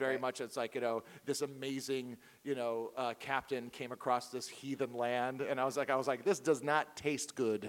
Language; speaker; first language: English; native; English